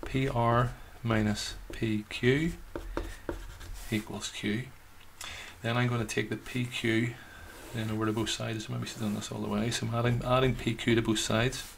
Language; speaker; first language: English; native; English